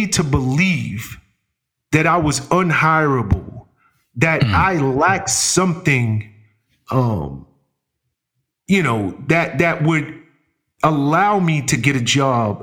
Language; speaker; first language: English; native; English